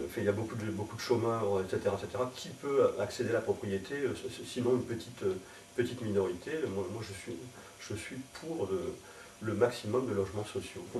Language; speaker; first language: French; native; French